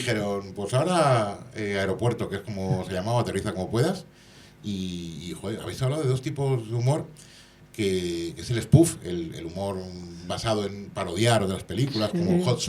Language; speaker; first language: Spanish; native; Spanish